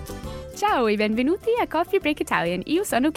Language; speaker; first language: Italian; non-native, learner; English